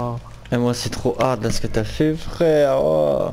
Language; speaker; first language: French; native; French